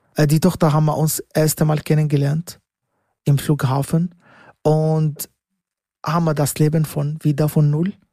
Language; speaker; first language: German; non-native, learner; Arabic